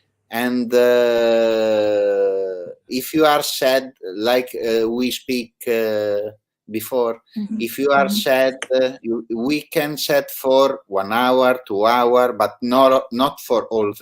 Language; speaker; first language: English; non-native, learner; Italian